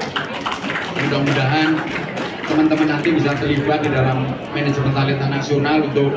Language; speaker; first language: Indonesian; native; Indonesian